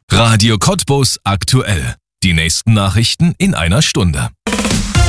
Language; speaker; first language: German; native; German